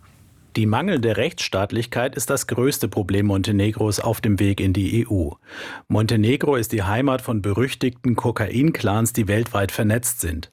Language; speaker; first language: German; native; German